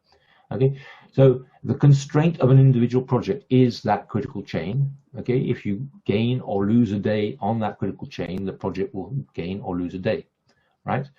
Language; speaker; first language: English; non-native, fluent; French